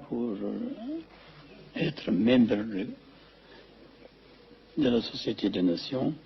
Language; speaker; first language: French; non-native, fluent; Amharic